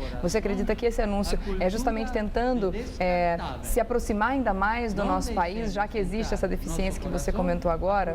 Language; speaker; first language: Portuguese; native; Portuguese